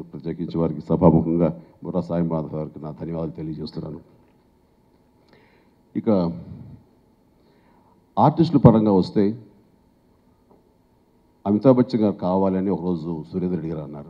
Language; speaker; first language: Telugu; native; Telugu